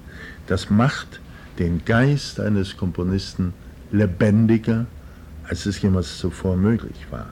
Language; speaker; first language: German; native; German